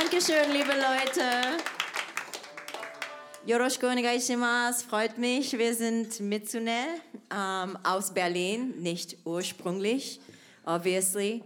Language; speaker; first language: German; non-native, fluent; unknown